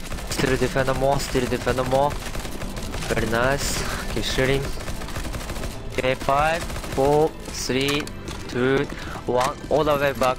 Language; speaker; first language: English; non-native, learner; Japanese